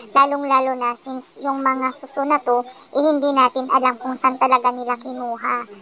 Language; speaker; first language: Filipino; non-native, local second language; Pangasinan